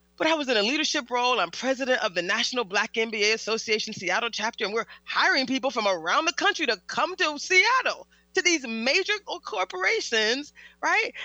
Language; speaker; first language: English; native; English